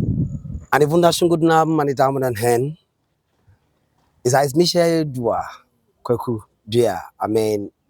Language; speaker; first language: German; non-native, fluent; Akan